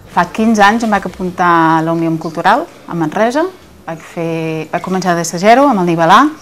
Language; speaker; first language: Catalan; non-native, fluent; English